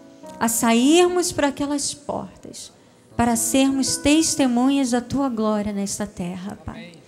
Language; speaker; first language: Portuguese; native; Portuguese